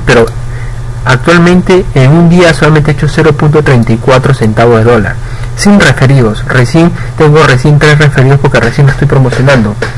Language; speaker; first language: Spanish; native; Spanish